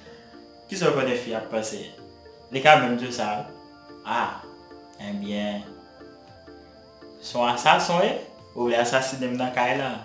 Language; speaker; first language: French; non-native, learner; Haitian Creole